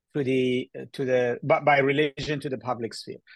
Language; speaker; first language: English; early bilingual, other home language; Persian